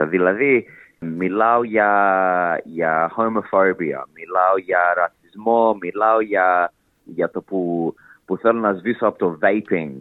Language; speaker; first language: Greek; early bilingual, heritage; English